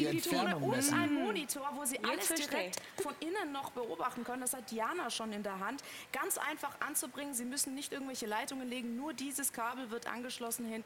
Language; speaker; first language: German; native; German